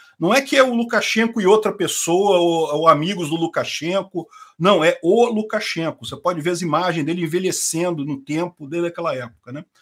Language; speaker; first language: Portuguese; native; Portuguese